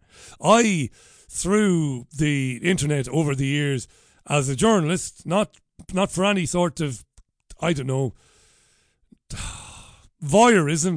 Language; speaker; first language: English; non-native, local second language; Irish